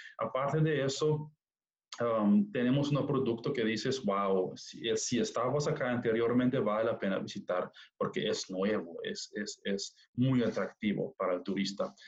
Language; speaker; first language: Spanish; non-native, fluent; Papiamento